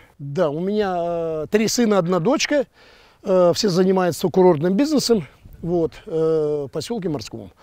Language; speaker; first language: Russian; non-native, local second language; Crimean Tatar